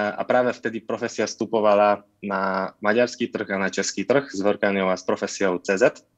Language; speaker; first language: Slovak; non-native, local second language; Hungarian